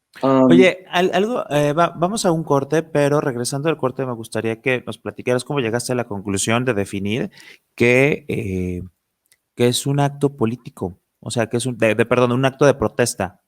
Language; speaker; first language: Spanish; native; Spanish